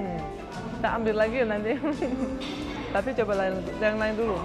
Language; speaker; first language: Indonesian; non-native, fluent; Russian